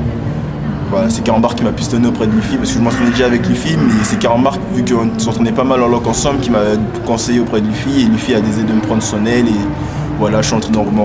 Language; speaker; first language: French; native; French